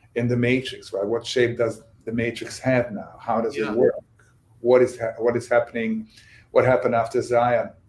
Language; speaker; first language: English; non-native, fluent; Bosnian